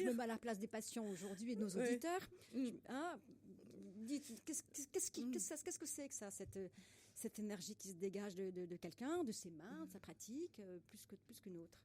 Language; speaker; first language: French; native; French